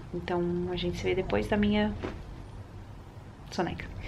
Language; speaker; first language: Portuguese; early bilingual, heritage; Portuguese